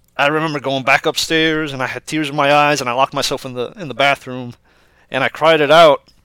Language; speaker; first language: English; early bilingual, other home language; Spanish